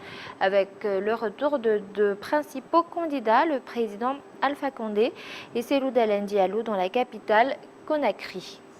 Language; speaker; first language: French; non-native, local second language; Malagasy